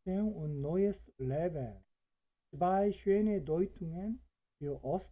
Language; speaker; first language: German; non-native, fluent; Korean